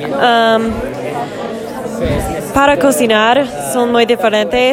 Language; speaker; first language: Spanish; non-native, learner; English